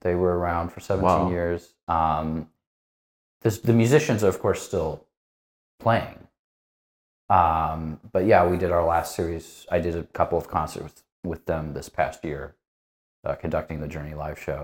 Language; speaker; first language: English; native; English